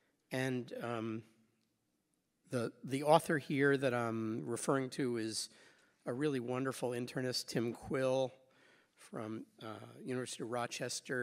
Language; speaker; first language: English; native; English